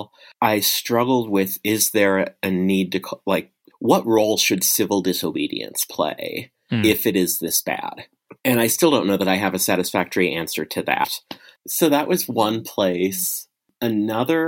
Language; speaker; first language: English; native; English